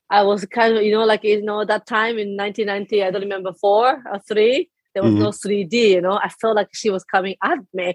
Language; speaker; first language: English; non-native, fluent; Japanese